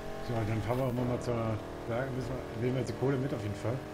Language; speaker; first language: German; native; German